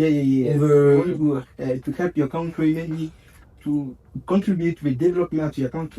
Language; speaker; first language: English; non-native, learner; French